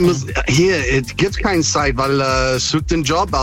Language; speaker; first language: German; non-native, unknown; English